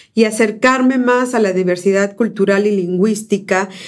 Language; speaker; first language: Spanish; native; Spanish